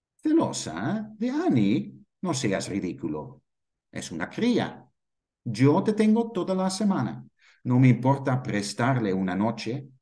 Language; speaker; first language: Spanish; non-native, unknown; Dutch